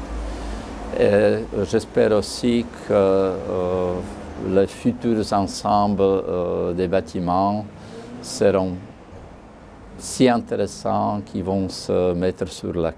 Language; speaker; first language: French; non-native, fluent; Slovak